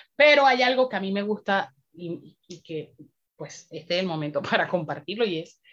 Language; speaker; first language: Spanish; native; Spanish